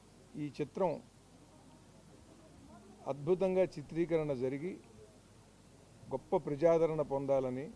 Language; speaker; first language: Telugu; native; Telugu